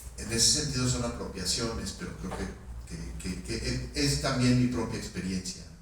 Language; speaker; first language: Spanish; native; Spanish